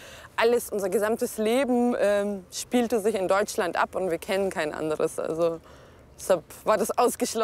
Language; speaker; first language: German; early bilingual, other home language; Bosnian